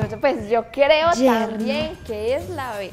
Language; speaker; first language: Spanish; native; Spanish